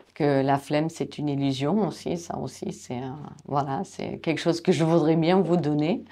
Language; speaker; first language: French; non-native, fluent; German